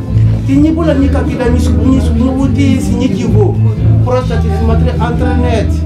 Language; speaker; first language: Russian; non-native, learner; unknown